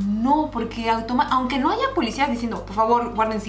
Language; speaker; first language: Spanish; native; Spanish